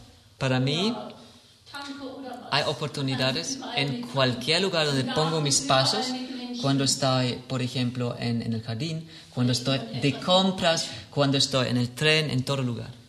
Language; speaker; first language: Spanish; non-native, fluent; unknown